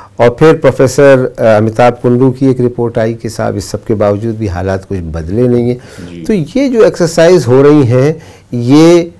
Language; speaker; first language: Hindi; native; Hindi